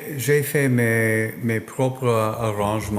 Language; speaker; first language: French; non-native, learner; English